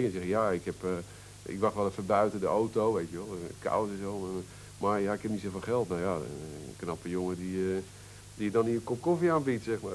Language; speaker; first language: Dutch; native; Dutch